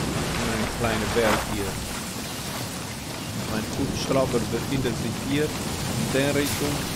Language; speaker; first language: German; non-native, fluent; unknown